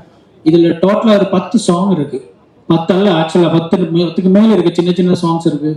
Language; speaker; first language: Tamil; non-native, learner; Malayalam